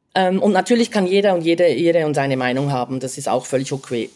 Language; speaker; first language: German; native; German